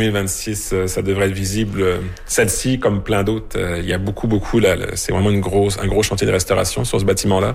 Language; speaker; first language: French; native; French